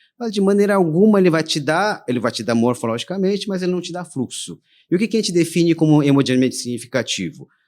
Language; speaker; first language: Portuguese; early bilingual, other home language; Korean